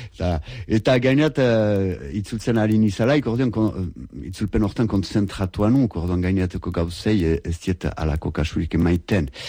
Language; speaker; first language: Basque; native; Basque